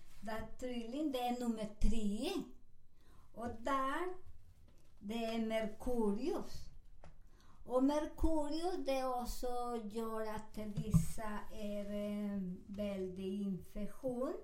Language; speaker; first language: Swedish; non-native, learner; Spanish